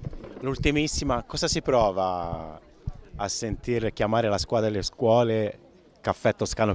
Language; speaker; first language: Italian; native; Italian